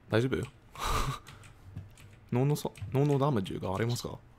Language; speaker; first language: Japanese; non-native, learner; English